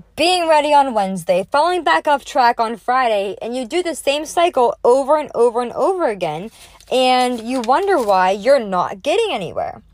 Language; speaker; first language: English; native; English